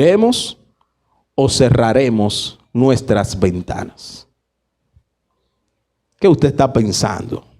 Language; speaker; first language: Spanish; native; Spanish